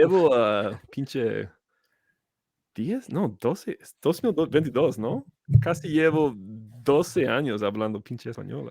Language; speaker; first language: Spanish; non-native, fluent; English